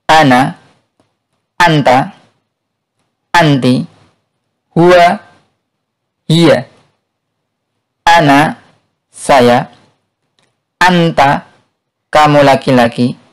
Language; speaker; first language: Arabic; non-native, fluent; Indonesian